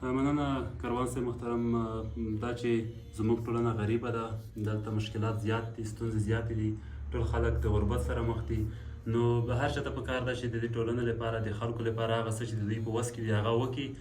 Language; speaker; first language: Pashto; native; Pashto